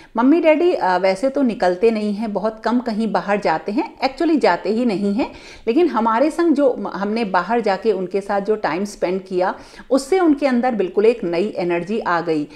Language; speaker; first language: Hindi; native; Hindi